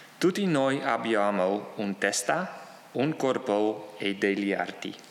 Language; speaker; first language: Italian; non-native, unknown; Dutch